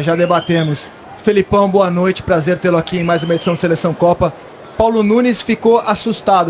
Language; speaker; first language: Portuguese; native; Portuguese